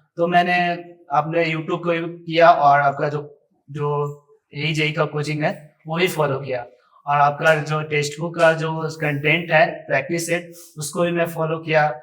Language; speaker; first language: Hindi; native; Hindi